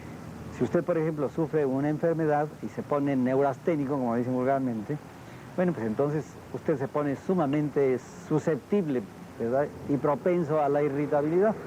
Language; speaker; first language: Spanish; native; Spanish